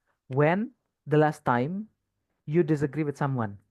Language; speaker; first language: English; non-native, fluent; Indonesian